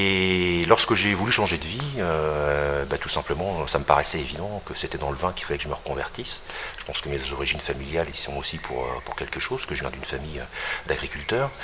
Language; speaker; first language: French; native; French